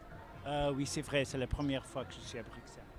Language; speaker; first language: French; non-native, learner; Portuguese